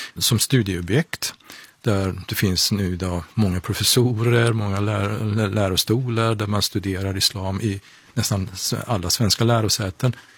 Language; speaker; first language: Swedish; non-native, fluent; Persian